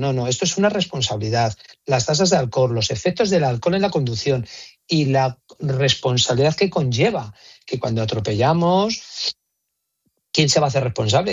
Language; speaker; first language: Spanish; native; Spanish